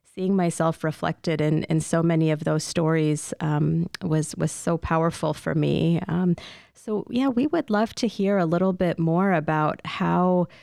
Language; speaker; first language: English; native; English